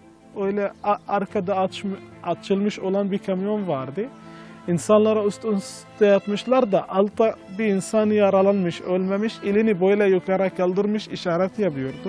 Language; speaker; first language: Turkish; non-native, fluent; Arabic